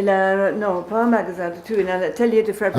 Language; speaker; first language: French; non-native, fluent; English